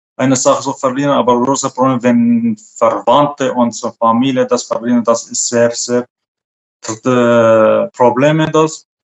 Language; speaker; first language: German; non-native, fluent; Arabic